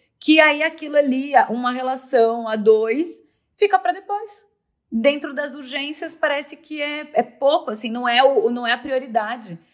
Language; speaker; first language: Portuguese; native; Portuguese